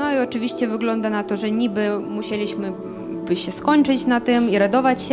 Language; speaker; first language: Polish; non-native, fluent; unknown